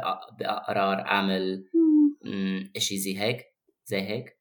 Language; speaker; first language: Arabic; non-native, fluent; English